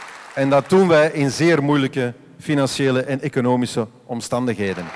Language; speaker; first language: Dutch; native; Dutch